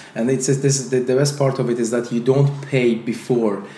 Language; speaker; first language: English; non-native, fluent; Azerbaijani